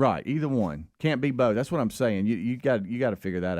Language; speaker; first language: English; native; English